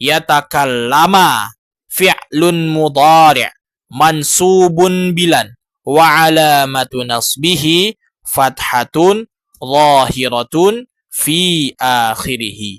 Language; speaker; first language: Arabic; non-native, fluent; Indonesian